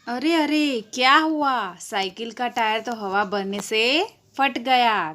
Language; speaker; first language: Hindi; non-native, local second language; Gujarati